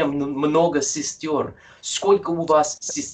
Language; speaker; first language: Russian; non-native, fluent; English